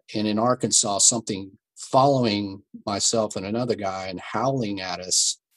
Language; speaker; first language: English; native; English